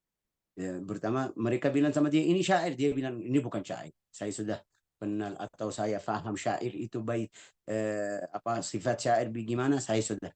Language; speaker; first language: Indonesian; non-native, fluent; Arabic